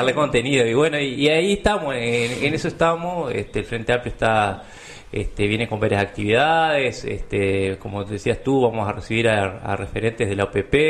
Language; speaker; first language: Spanish; native; Spanish